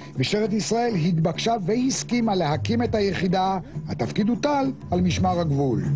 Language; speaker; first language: Hebrew; native; Hebrew